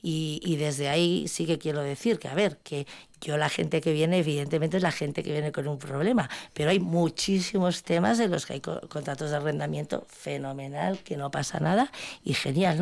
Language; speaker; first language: Spanish; native; Spanish